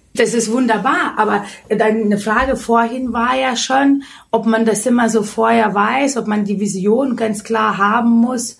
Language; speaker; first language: German; non-native, fluent; Lithuanian